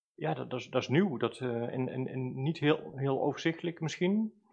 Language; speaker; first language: Dutch; native; Dutch